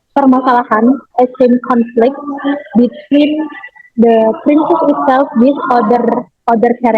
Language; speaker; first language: English; non-native, learner; Indonesian